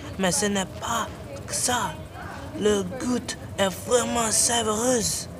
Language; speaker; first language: French; non-native, learner; English